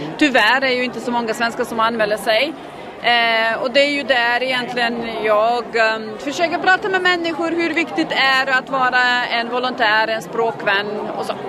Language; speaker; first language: Swedish; non-native, fluent; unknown